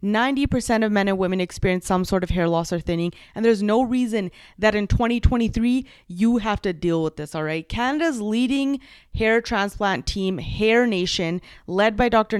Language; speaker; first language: English; early bilingual, other home language; Punjabi